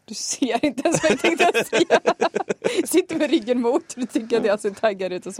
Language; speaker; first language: Swedish; native; Swedish